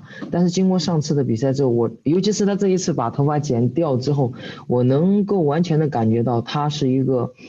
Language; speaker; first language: Chinese; native; Chinese